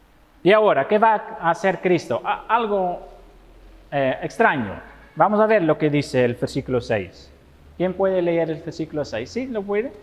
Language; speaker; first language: Spanish; non-native, fluent; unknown